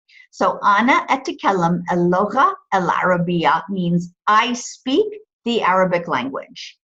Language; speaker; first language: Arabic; non-native, fluent; English